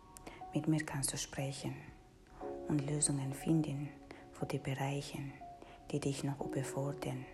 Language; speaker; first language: German; non-native, fluent; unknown